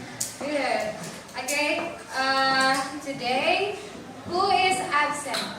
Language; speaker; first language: English; non-native, learner; Indonesian